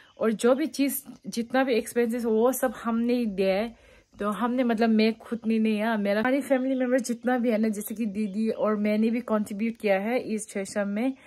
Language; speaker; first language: Hindi; non-native, local second language; Tibetan